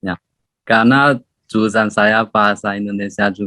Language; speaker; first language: Indonesian; non-native, learner; Chinese